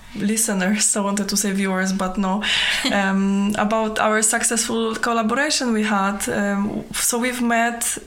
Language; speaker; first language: English; non-native, fluent; Polish